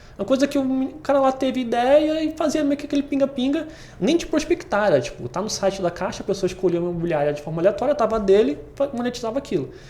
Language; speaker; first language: Portuguese; native; Portuguese